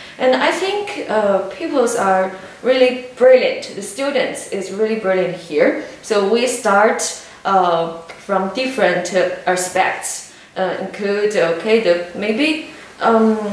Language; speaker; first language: English; non-native, learner; Chinese